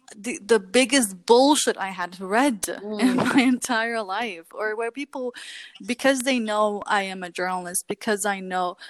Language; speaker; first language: English; early bilingual, other home language; Kurdish